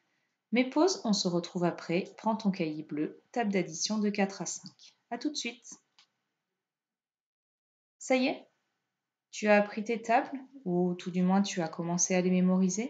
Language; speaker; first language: French; native; French